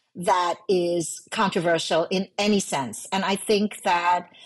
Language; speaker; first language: English; early bilingual, other home language; Cantonese